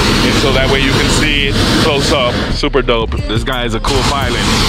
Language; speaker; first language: English; native; English